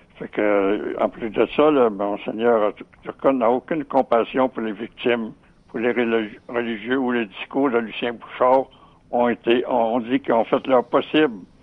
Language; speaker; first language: French; native; French